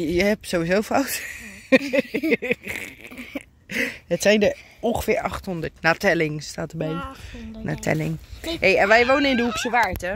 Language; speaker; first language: Dutch; native; Dutch